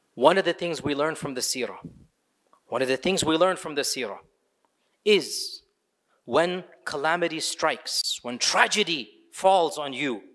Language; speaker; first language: English; early bilingual, other home language; Urdu